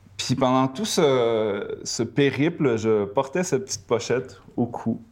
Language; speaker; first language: French; early bilingual, other home language; Spanish